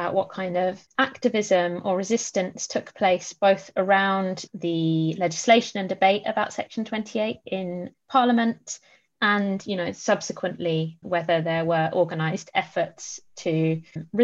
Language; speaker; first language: English; native; English